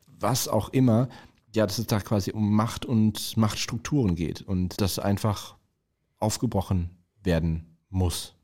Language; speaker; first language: German; native; German